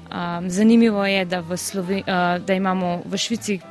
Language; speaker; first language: Slovenian; native; Slovenian